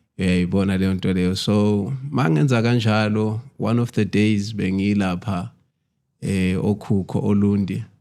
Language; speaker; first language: Zulu; native; Zulu